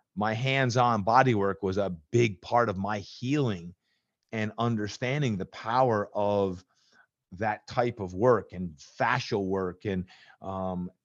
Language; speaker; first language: English; native; English